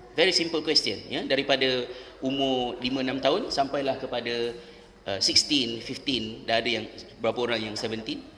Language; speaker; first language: Malay; native; Malay